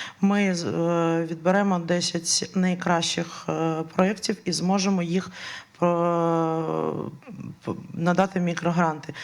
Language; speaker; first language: Ukrainian; native; Ukrainian